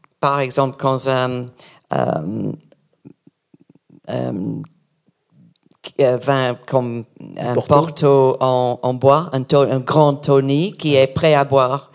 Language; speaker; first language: French; non-native, learner; English